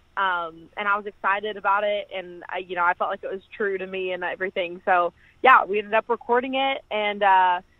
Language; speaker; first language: English; native; English